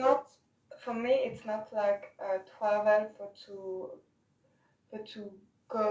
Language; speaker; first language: English; non-native, learner; French